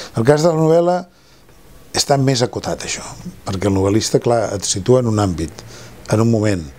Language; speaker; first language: Catalan; non-native, local second language; Spanish